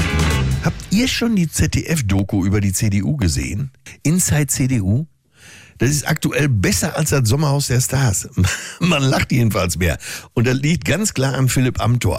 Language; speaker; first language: German; native; German